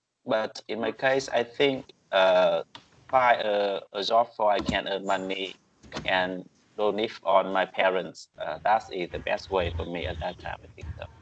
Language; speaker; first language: English; non-native, learner; Vietnamese